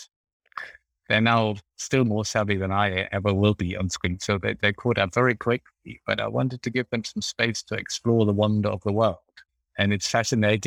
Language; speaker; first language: English; non-native, fluent; German